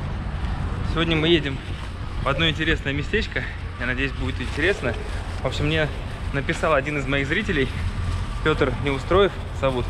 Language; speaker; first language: Russian; native; Russian